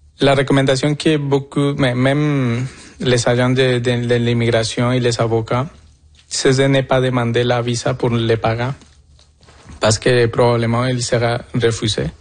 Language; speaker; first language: French; non-native, fluent; Spanish